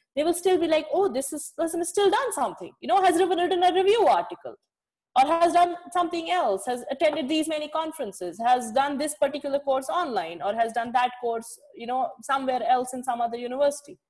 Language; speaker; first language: English; non-native, local second language; Kashmiri